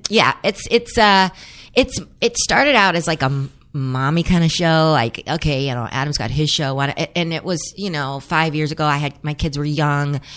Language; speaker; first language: English; native; English